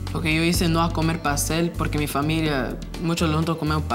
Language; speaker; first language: Spanish; early bilingual, heritage; Spanish